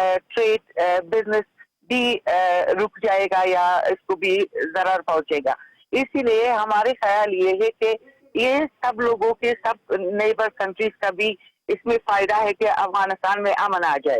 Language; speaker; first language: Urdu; non-native, fluent; Persian